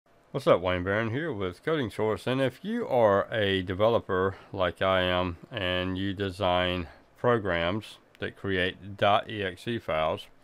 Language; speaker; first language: English; native; English